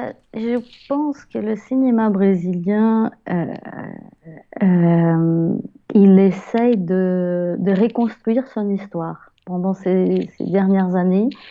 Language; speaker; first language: French; non-native, fluent; Portuguese